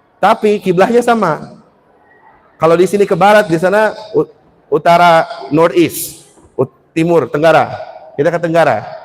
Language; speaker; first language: Indonesian; early bilingual, heritage; Indonesian